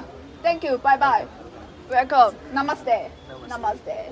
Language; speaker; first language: English; non-native, learner; Korean